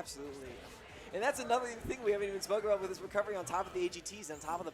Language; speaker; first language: English; native; English